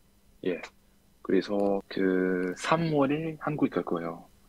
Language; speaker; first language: Korean; non-native, learner; French